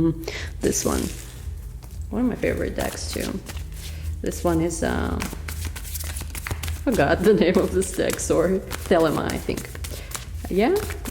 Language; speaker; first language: English; non-native, fluent; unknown